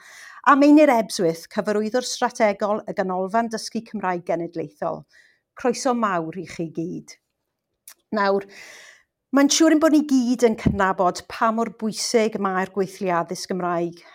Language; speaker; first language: Welsh; non-native, local second language; English